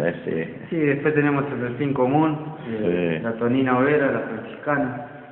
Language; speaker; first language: Spanish; native; Spanish